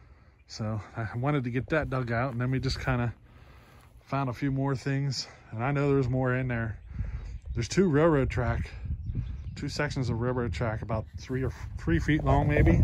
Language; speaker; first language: English; native; English